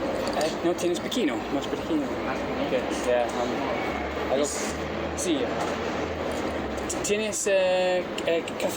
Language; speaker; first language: Spanish; non-native, learner; English